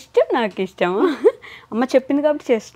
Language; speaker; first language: Telugu; native; Telugu